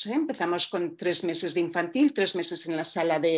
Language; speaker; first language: Spanish; native; Spanish